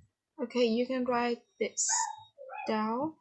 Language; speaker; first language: English; non-native, fluent; Vietnamese